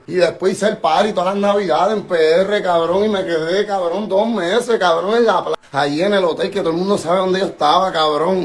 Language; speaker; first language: Spanish; native; Spanish